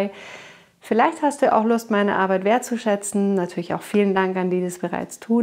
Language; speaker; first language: German; native; German